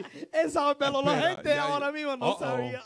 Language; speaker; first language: Spanish; non-native, learner; English